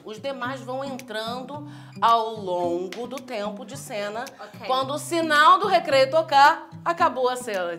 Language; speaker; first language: Portuguese; native; Portuguese